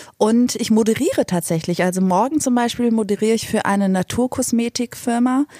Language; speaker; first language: German; native; German